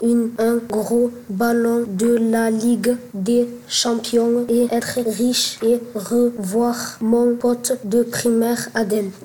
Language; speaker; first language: French; early bilingual, other home language; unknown